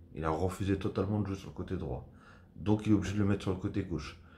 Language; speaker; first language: French; native; French